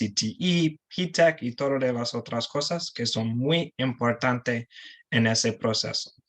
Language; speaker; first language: Spanish; non-native, learner; English